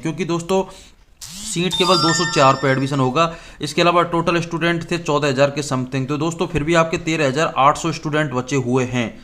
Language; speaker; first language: Hindi; native; Hindi